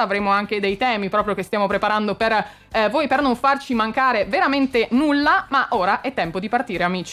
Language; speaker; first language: Italian; native; Italian